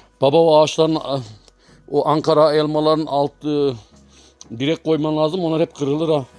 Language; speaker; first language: Turkish; native; Turkish